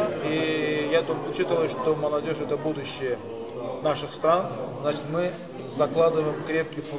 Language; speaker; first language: Russian; non-native, local second language; Azerbaijani